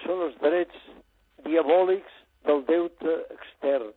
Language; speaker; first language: Catalan; native; Catalan